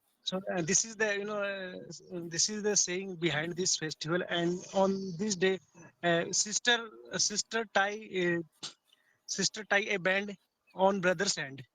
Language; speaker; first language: English; non-native, learner; Hindi